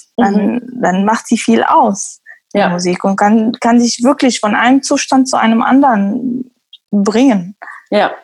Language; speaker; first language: German; non-native, fluent; Arabic